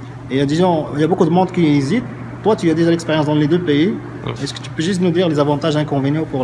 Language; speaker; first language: French; non-native, local second language; Arabic